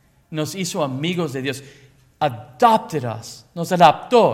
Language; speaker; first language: Spanish; non-native, learner; English